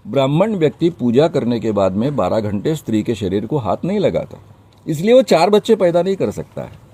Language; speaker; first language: Hindi; non-native, local second language; Marathi